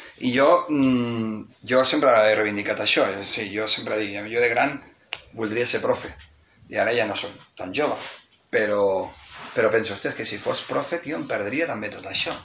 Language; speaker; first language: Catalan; non-native, local second language; Spanish